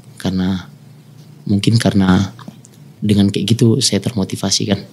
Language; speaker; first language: Indonesian; native; Indonesian